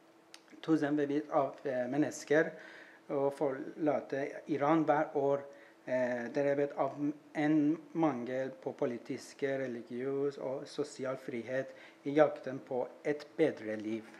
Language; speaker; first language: Norwegian; non-native, learner; Persian